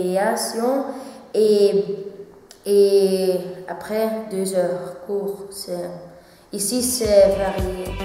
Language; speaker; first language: French; non-native, local second language; Dutch